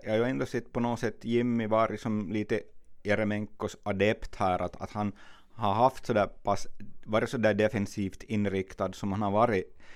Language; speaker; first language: Swedish; native; Swedish